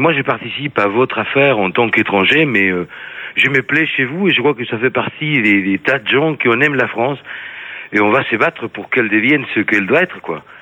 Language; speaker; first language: French; non-native, fluent; Spanish